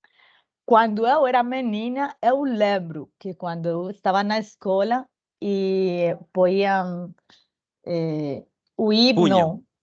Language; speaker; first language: Portuguese; non-native, learner; Spanish